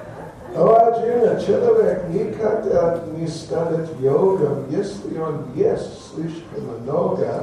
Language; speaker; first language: Russian; non-native, learner; English